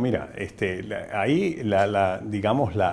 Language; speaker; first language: Spanish; native; Spanish